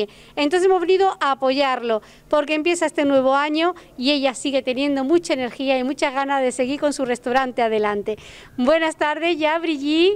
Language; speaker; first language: Spanish; native; Spanish